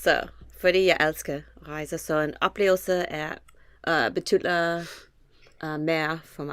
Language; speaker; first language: Danish; non-native, learner; English